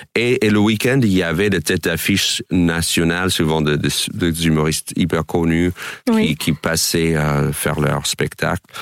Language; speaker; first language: French; non-native, fluent; English